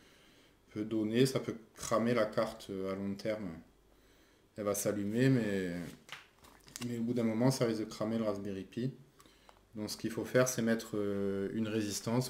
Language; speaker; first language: French; native; French